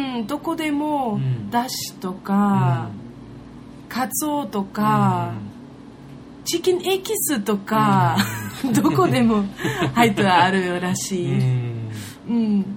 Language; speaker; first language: Japanese; non-native, learner; German